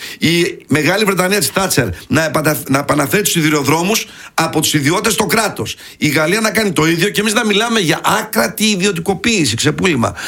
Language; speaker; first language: Greek; early bilingual, heritage; Greek